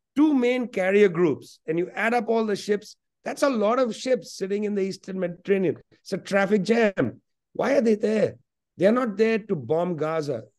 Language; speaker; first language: English; non-native, local second language; Punjabi